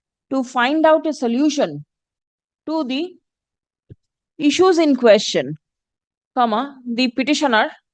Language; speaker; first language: English; non-native, local second language; Bangla